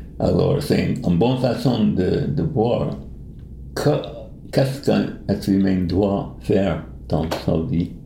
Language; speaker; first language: French; non-native, fluent; English